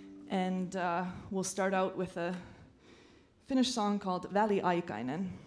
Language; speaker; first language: English; native; English